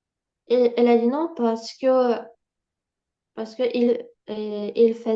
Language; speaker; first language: French; non-native, learner; Ukrainian